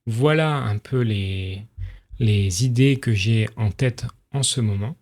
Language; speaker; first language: French; native; French